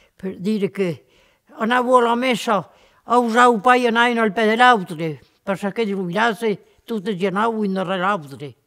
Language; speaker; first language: Occitan; native; Occitan